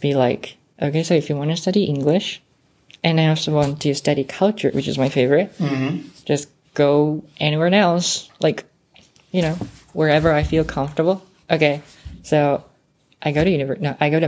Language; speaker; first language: English; non-native, fluent; Japanese